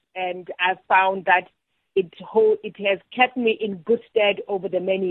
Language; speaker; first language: English; non-native, local second language; Southern Sotho